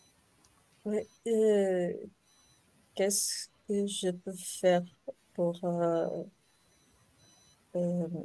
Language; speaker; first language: French; non-native, learner; Portuguese